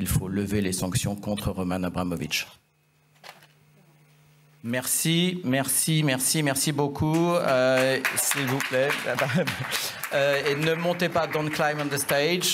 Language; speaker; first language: French; native; French